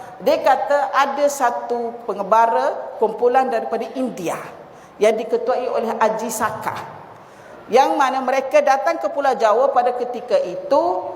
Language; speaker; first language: Malay; native; Malay